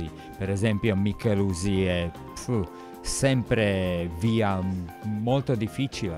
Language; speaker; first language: Italian; non-native, learner; Slovak